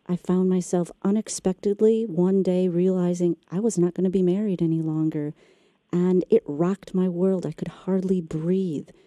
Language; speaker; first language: English; native; English